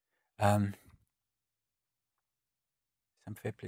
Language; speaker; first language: French; non-native, learner; English